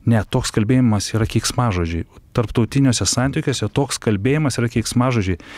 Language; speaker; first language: Lithuanian; native; Lithuanian